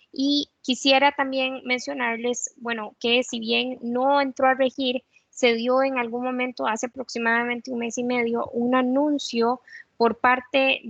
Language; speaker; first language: Spanish; native; Spanish